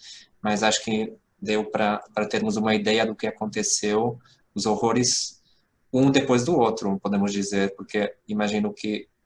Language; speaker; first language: Portuguese; non-native, fluent; Hungarian